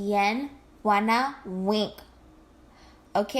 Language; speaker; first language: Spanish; non-native, learner; English